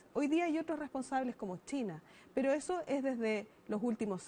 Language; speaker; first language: Spanish; native; Spanish